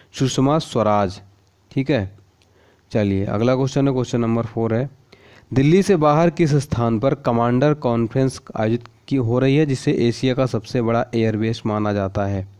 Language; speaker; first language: Hindi; native; Hindi